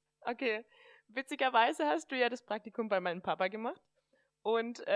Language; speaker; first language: German; native; German